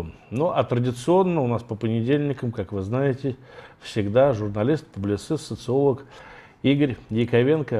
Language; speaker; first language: Russian; native; Russian